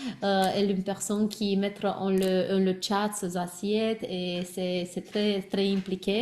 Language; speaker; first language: French; non-native, learner; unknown